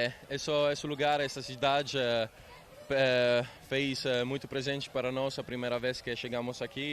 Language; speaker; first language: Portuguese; non-native, learner; Spanish